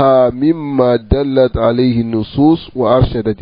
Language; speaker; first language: Arabic; non-native, fluent; French